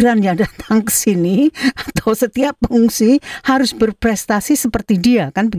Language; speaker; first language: Indonesian; native; Indonesian